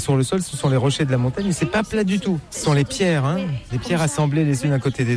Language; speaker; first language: French; native; French